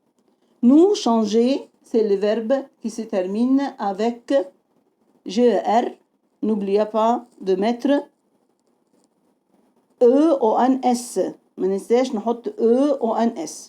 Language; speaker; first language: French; non-native, fluent; Arabic